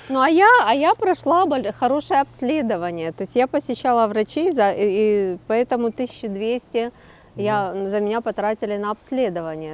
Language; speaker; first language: Russian; native; Russian